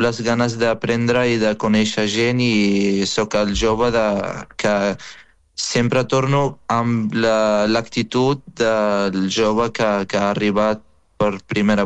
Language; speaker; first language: Catalan; non-native, learner; Arabic